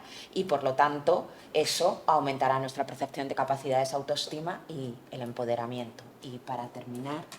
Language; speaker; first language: Spanish; native; Spanish